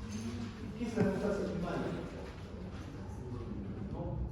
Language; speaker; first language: Spanish; native; Spanish